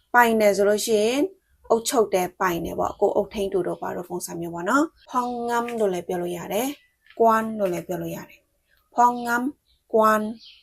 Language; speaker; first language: Burmese; non-native, local second language; Shan